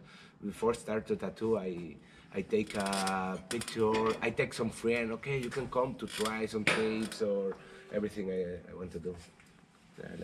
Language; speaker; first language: English; non-native, learner; Spanish